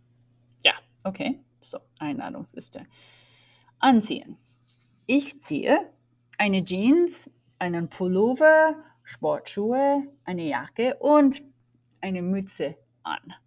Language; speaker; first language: German; non-native, fluent; English